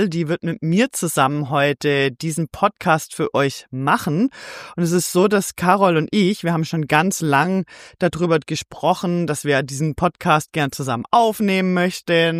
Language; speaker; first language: German; native; German